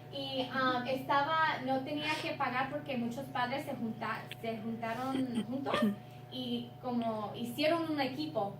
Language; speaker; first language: Spanish; early bilingual, heritage; Spanish